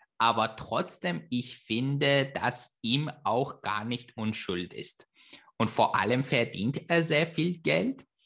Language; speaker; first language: German; non-native, fluent; Persian